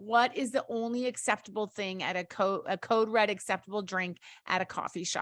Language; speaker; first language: English; native; English